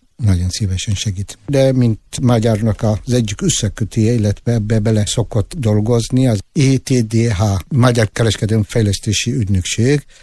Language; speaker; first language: Hungarian; non-native, fluent; Tigrinya